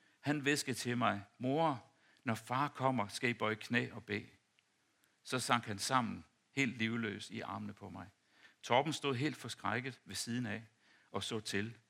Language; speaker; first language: Danish; native; Danish